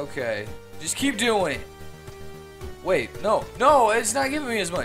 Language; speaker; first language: English; native; English